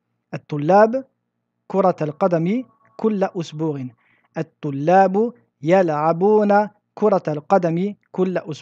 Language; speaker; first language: Arabic; non-native, fluent; French